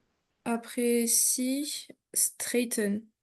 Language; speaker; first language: German; non-native, learner; French